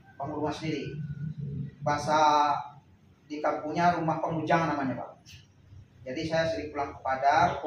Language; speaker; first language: Indonesian; non-native, local second language; Minangkabau